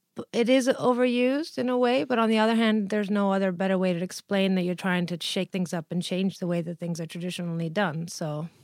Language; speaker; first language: English; early bilingual, other home language; Italian